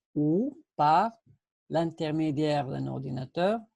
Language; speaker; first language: French; non-native, local second language; Arabic